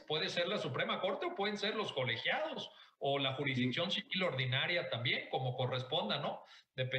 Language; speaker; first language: Spanish; native; Spanish